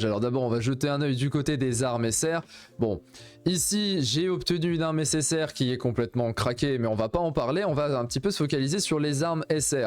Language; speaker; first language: French; native; French